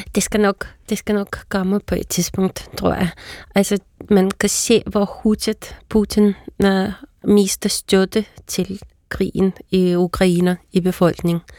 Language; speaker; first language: Danish; non-native, fluent; Russian